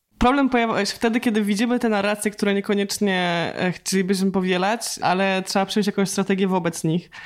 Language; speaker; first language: Polish; native; Polish